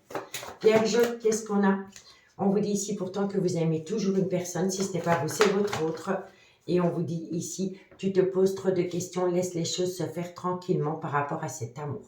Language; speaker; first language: French; native; French